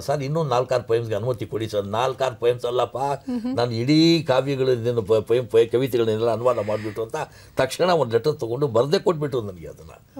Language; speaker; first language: Kannada; non-native, local second language; Urdu